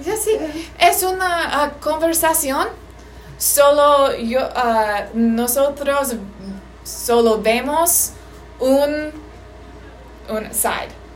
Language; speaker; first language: Spanish; non-native, learner; English